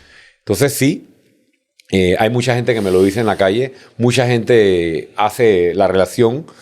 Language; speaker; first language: Spanish; native; Spanish